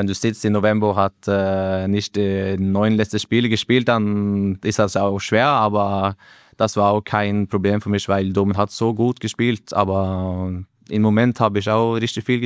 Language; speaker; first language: German; non-native, learner; Norwegian